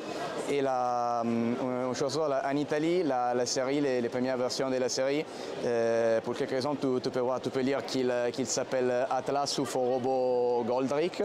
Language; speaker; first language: French; non-native, fluent; Italian